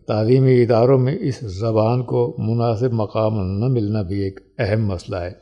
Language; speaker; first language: Urdu; non-native, local second language; Pahari-Potwari